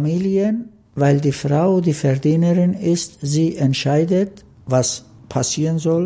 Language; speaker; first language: German; non-native, fluent; Turkish